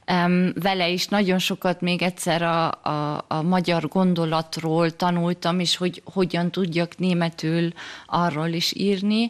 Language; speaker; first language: Hungarian; early bilingual, heritage; German